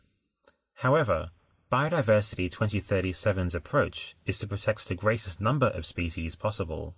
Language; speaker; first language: English; native; English